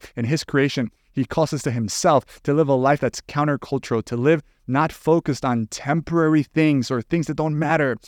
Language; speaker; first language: English; non-native, fluent; Spanish